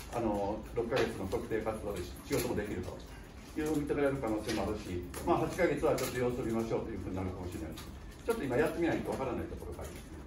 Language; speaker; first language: Japanese; native; Japanese